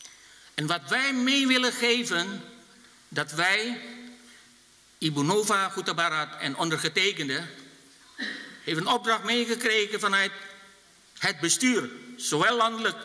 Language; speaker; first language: Dutch; non-native, fluent; Indonesian